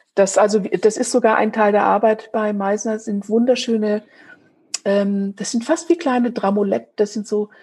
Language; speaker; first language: German; native; German